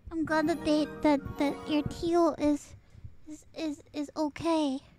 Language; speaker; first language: English; early bilingual, other home language; Spanish